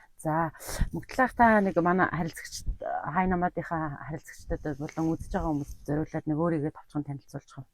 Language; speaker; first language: Mongolian; native; Mongolian